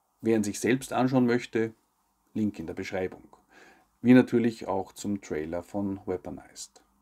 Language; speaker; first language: German; native; German